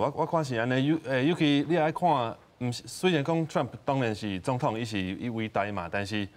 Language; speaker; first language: Min Nan Chinese; non-native, fluent; English